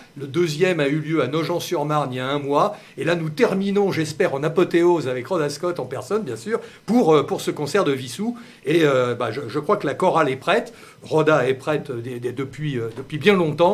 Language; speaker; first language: French; native; French